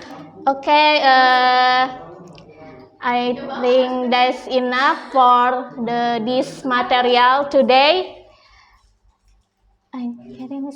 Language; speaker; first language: English; non-native, learner; Indonesian